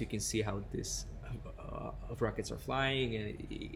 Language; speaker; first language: English; non-native, fluent; Hebrew